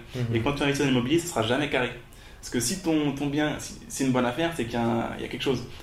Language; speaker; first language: French; native; French